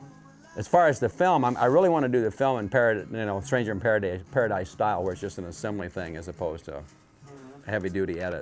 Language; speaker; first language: English; native; English